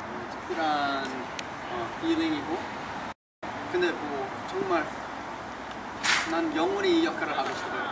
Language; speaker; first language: Korean; early bilingual, heritage; English